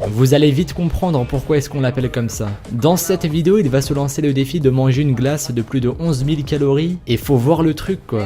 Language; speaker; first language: French; native; French